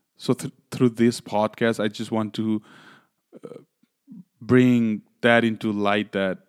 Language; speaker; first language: English; non-native, local second language; Nepali